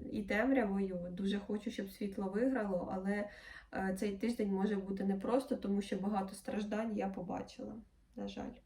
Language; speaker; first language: Ukrainian; non-native, local second language; Russian